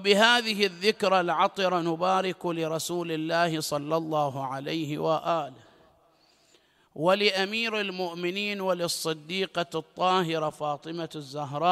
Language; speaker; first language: Arabic; native; Arabic